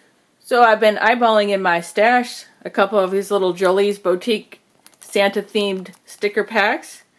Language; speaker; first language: English; native; English